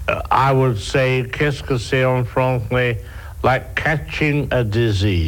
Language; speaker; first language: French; non-native, learner; English